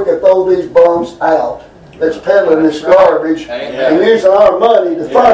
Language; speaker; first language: English; native; English